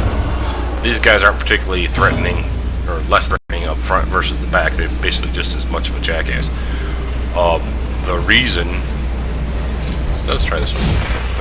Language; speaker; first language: English; native; English